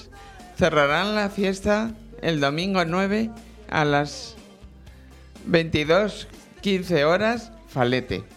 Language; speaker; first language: Spanish; native; Spanish